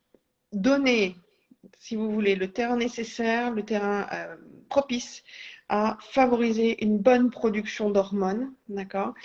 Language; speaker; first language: French; native; French